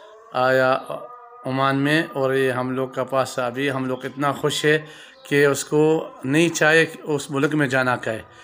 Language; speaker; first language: Hindi; non-native, learner; Arabic